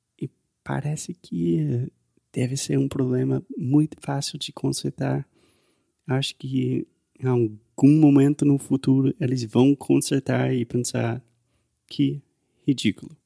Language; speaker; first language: Portuguese; non-native, fluent; English